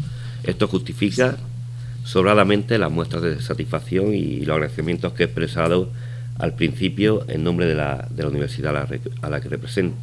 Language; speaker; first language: Spanish; native; Spanish